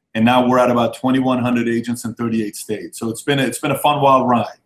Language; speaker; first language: English; early bilingual, other home language; Persian